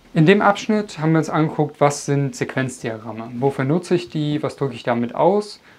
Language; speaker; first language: German; native; German